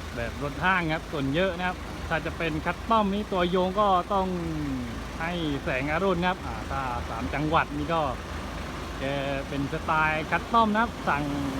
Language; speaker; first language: Thai; non-native, local second language; Pattani Malay